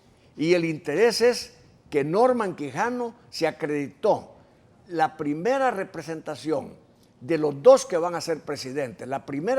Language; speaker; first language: Spanish; native; Spanish